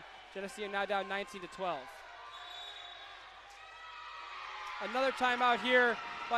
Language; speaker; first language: English; native; English